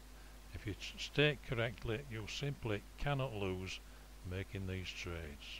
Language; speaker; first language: English; native; English